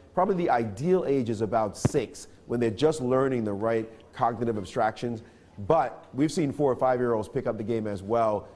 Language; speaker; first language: English; native; English